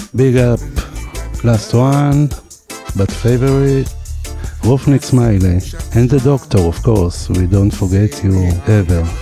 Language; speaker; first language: English; non-native, fluent; Hebrew